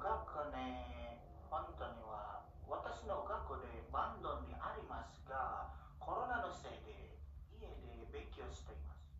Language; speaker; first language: Japanese; non-native, learner; Indonesian